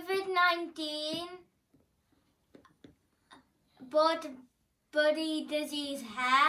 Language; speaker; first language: Hindi; early bilingual, heritage; Hindi